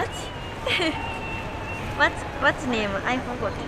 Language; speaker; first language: English; non-native, learner; Japanese